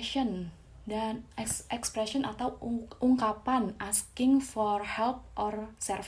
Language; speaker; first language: English; non-native, fluent; Indonesian